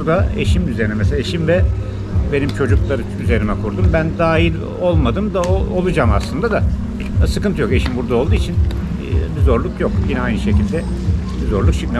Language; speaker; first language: Turkish; native; Turkish